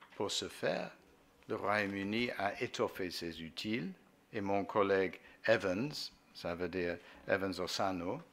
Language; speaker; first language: French; non-native, fluent; English